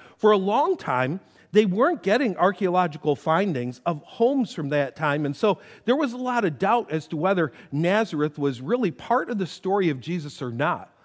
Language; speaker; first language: English; native; English